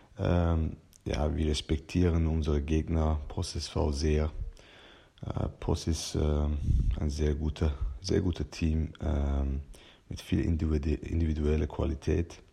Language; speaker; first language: German; non-native, fluent; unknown